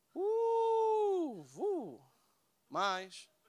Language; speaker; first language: Portuguese; native; Portuguese